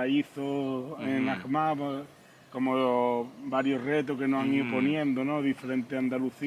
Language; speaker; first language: Spanish; native; Spanish